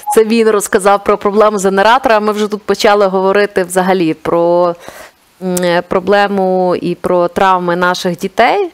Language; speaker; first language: Ukrainian; native; Ukrainian